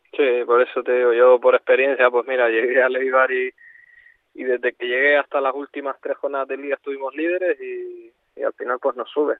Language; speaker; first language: Spanish; native; Spanish